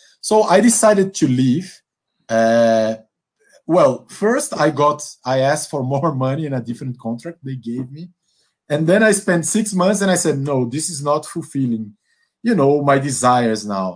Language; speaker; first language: English; non-native, fluent; Portuguese